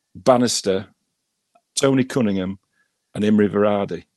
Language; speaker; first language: English; native; English